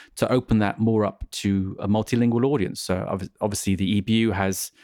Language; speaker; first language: English; native; English